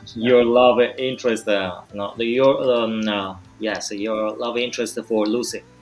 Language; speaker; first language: English; non-native, fluent; Italian